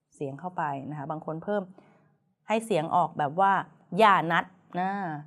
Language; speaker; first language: Thai; native; Thai